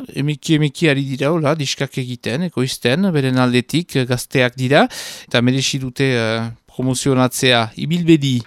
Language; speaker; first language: Basque; native; Basque